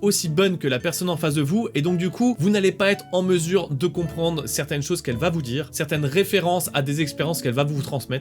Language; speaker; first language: French; native; French